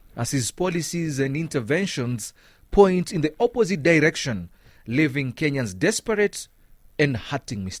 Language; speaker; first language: English; non-native, local second language; Swahili